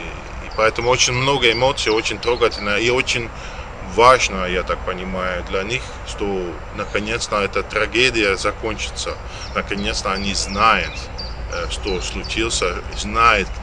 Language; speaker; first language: Russian; non-native, fluent; Dutch